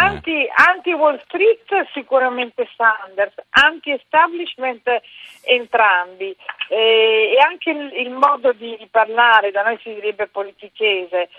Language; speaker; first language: Italian; native; Italian